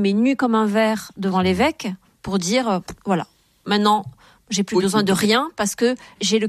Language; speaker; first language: French; native; French